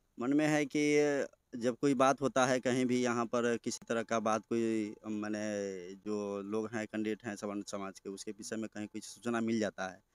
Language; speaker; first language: Hindi; native; Hindi